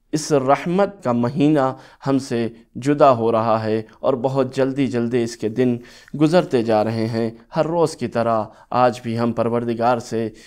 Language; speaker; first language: Urdu; native; Urdu